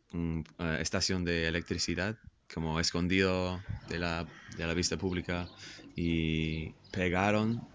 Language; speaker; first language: Spanish; non-native, fluent; English